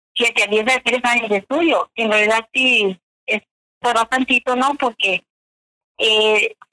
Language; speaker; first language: Spanish; native; Spanish